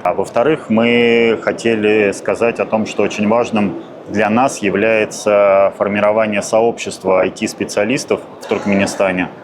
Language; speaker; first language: Russian; native; Russian